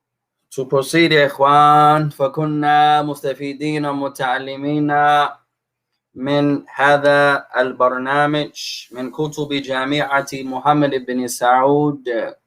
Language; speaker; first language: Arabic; non-native, fluent; English